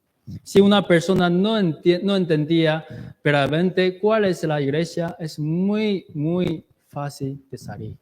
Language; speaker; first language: Spanish; non-native, learner; Chinese